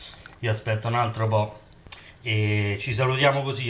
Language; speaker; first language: Italian; native; Italian